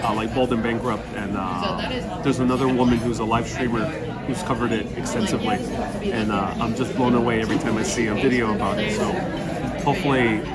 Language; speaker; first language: English; native; English